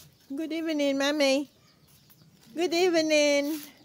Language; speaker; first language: English; non-native, learner; Vietnamese